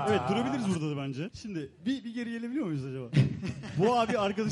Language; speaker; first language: Turkish; native; Turkish